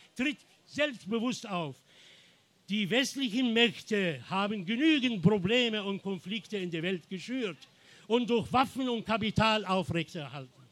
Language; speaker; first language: German; non-native, fluent; Arabic